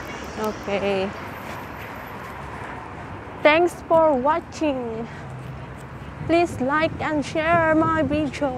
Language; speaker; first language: English; non-native, learner; Filipino